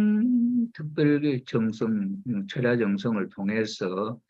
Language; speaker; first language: Korean; native; Korean